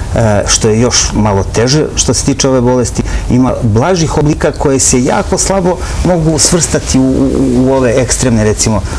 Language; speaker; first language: Serbian; native; Serbian